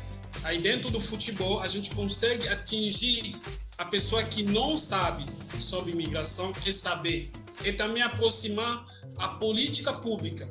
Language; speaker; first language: Portuguese; non-native, fluent; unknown